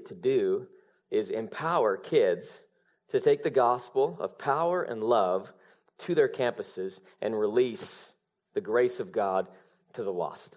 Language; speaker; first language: English; native; English